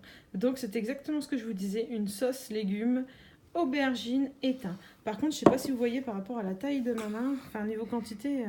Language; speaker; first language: French; native; French